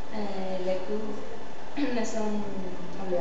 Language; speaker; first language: French; non-native, learner; Spanish